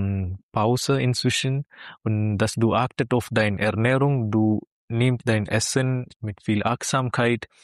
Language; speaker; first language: German; non-native, learner; Malayalam